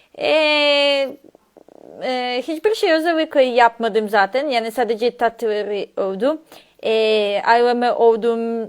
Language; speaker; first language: Turkish; non-native, learner; Serbian